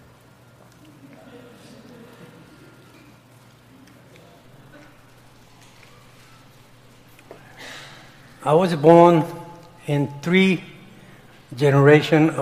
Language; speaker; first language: English; non-native, fluent; Korean